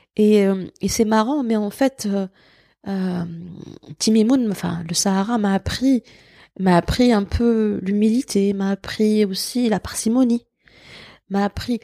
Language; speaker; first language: French; non-native, local second language; Berber languages